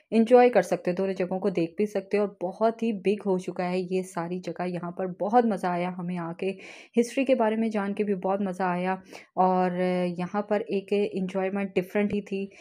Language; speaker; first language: Urdu; native; Urdu